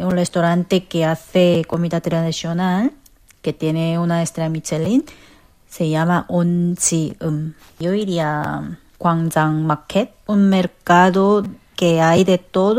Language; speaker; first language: Spanish; non-native, fluent; Korean